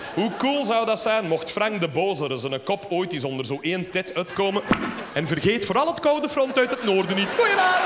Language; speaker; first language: Dutch; native; Dutch